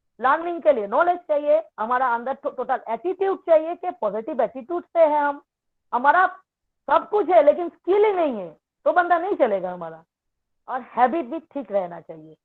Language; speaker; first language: Hindi; non-native, local second language; Bangla